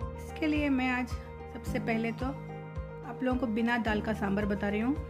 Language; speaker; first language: Hindi; non-native, local second language; Telugu